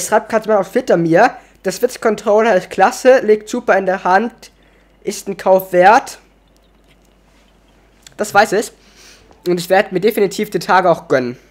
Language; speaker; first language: German; native; German